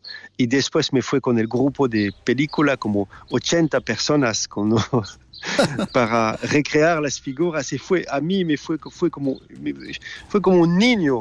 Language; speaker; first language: Spanish; non-native, fluent; French